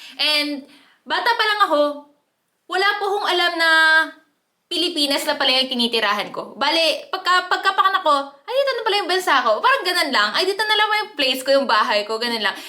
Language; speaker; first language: Filipino; early bilingual, other home language; Korean